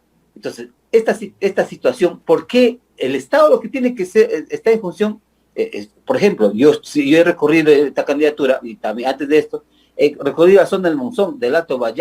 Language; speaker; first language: Spanish; native; Spanish